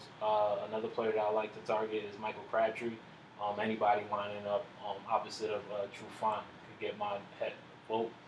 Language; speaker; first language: English; native; English